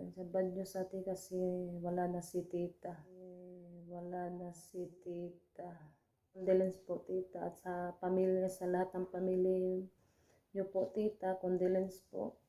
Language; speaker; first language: Filipino; non-native, local second language; Cebuano